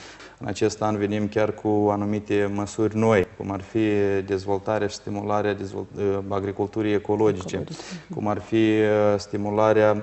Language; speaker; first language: Romanian; native; Romanian